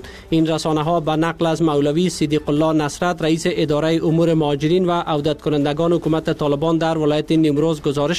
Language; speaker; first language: Persian; native; Persian